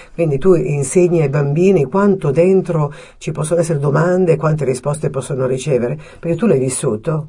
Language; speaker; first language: Italian; native; Italian